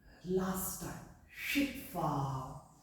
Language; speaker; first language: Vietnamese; non-native, learner; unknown